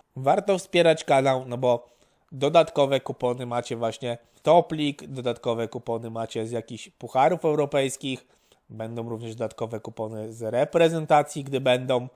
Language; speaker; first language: Polish; native; Polish